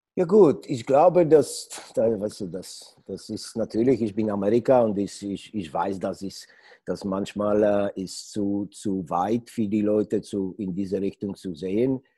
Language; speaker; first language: German; non-native, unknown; Polish